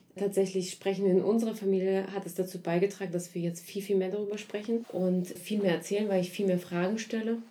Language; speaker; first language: German; early bilingual, other home language; Russian